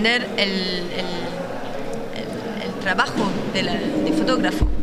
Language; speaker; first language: Spanish; non-native, learner; French